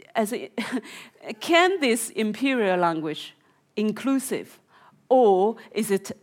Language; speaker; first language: English; non-native, fluent; Chinese